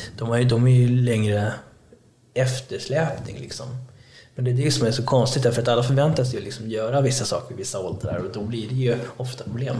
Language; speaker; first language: Swedish; early bilingual, other home language; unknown